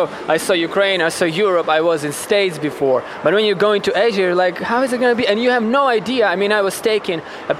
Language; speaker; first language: English; non-native, fluent; Ukrainian